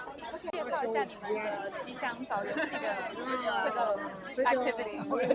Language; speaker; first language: Chinese; early bilingual, heritage; Chinese